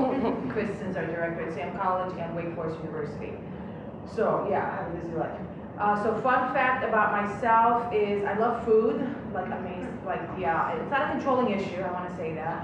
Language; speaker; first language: English; native; English